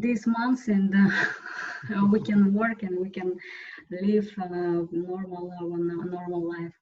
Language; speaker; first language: English; non-native, learner; Russian